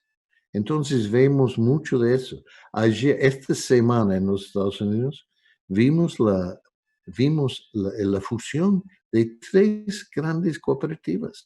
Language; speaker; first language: Spanish; non-native, fluent; English